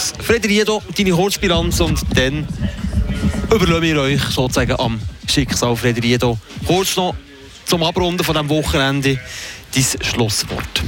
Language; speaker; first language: German; native; German